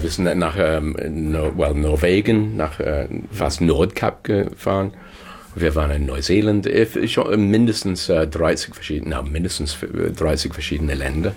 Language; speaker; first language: German; non-native, fluent; English